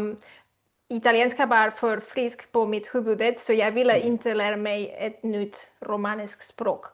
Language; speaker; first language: Swedish; non-native, learner; Spanish